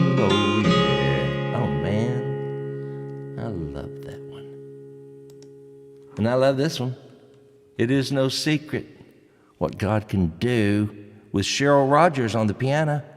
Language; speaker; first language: English; native; English